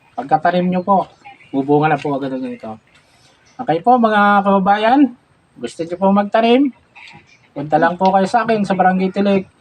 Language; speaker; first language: Filipino; native; Filipino